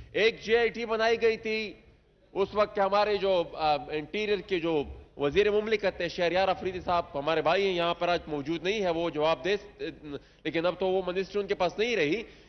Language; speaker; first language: Urdu; non-native, local second language; Pashto